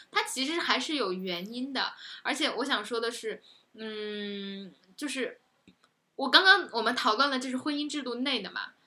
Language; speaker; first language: Chinese; native; Chinese